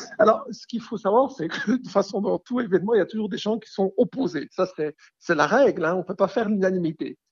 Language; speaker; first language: French; native; French